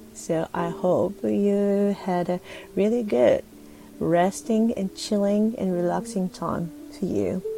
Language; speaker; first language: English; non-native, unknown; Japanese